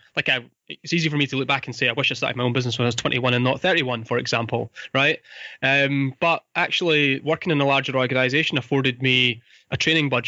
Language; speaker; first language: English; native; English